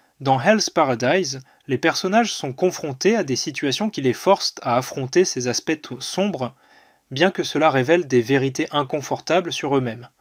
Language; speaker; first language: French; native; French